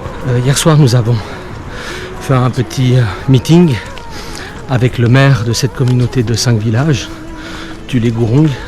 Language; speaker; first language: French; native; French